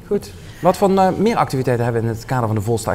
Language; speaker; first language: Dutch; native; Dutch